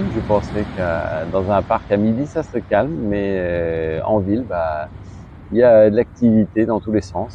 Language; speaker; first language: French; native; French